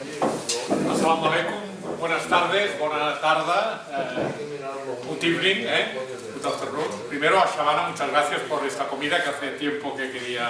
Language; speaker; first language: Spanish; native; Spanish